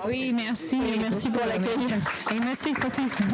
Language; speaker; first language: French; non-native, learner; English